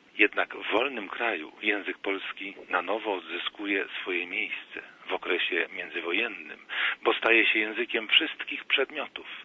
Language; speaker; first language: Polish; native; Polish